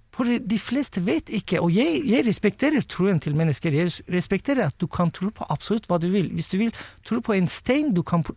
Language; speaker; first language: Norwegian; non-native, fluent; Turkish